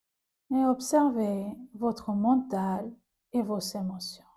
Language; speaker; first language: French; native; French